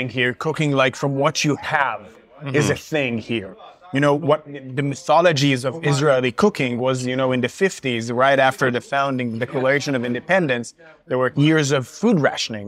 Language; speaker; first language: English; non-native, fluent; Hebrew